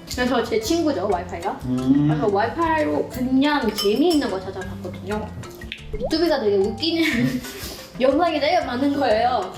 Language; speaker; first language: Korean; non-native, fluent; Burmese